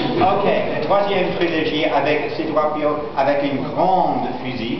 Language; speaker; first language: French; non-native, learner; English